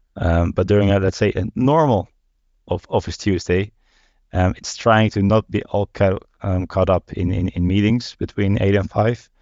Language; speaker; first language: English; non-native, fluent; Dutch